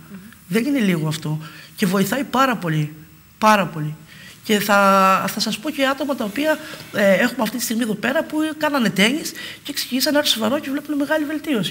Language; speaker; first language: Greek; native; Greek